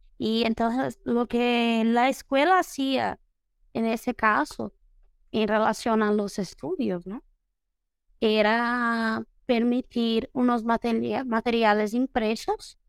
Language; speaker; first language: Spanish; non-native, fluent; Portuguese